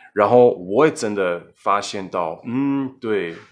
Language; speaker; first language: Chinese; non-native, fluent; German